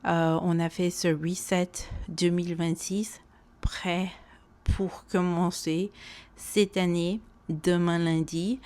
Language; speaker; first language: French; non-native, fluent; Spanish